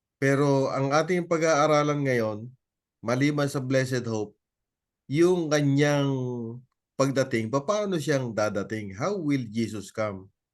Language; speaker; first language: Filipino; non-native, local second language; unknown